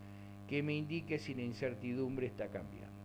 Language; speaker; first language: Spanish; native; Spanish